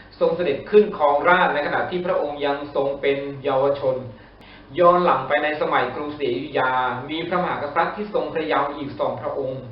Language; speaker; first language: Thai; native; Thai